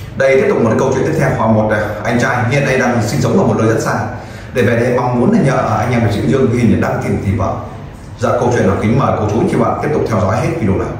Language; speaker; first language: Vietnamese; native; Vietnamese